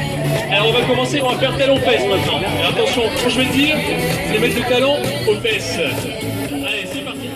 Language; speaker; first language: French; native; French